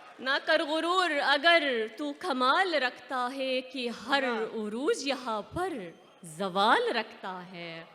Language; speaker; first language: Urdu; non-native, fluent; Arabic